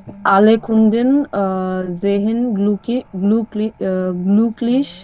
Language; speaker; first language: German; non-native, learner; Bangla